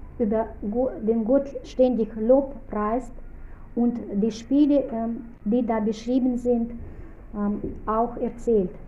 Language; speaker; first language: German; non-native, fluent; Russian